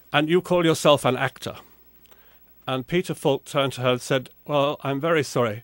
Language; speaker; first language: English; native; English